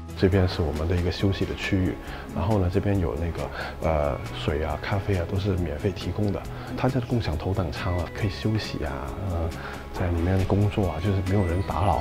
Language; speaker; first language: Chinese; non-native, local second language; Cantonese